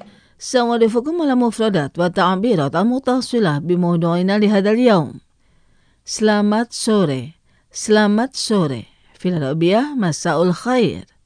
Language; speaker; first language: Arabic; non-native, fluent; Indonesian